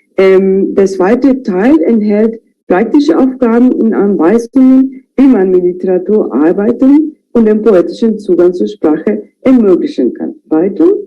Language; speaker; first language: German; non-native, fluent; Spanish